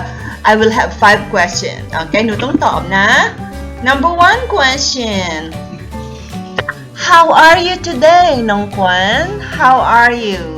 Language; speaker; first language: English; non-native, learner; Thai